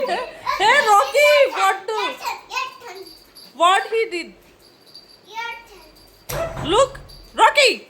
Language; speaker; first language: English; non-native, local second language; Hindi